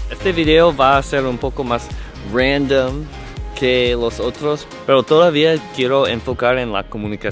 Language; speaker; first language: Spanish; non-native, learner; English